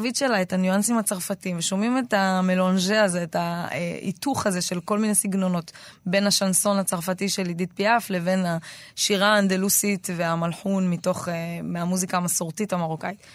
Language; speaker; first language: Hebrew; native; Hebrew